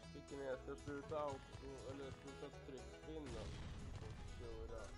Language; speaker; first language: Swedish; native; Swedish